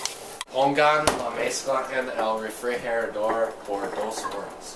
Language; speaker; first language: Spanish; non-native, learner; English